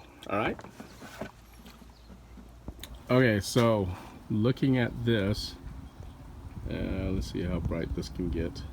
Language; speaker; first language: English; native; English